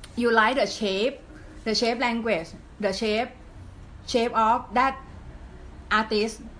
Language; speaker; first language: English; non-native, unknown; Thai